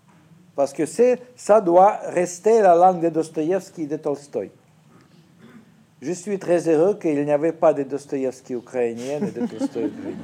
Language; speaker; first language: French; non-native, fluent; Russian